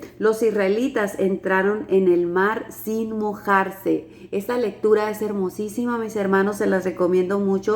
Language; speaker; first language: Spanish; native; Spanish